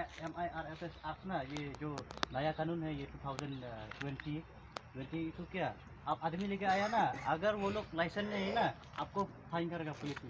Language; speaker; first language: Hindi; non-native, local second language; Khasi